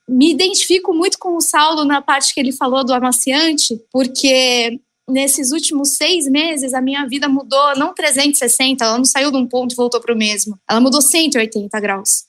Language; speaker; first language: Portuguese; native; Portuguese